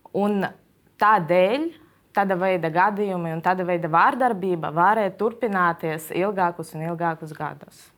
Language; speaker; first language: Latvian; non-native, local second language; Russian